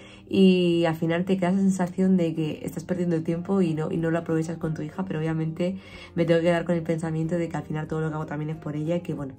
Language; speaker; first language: Spanish; native; Spanish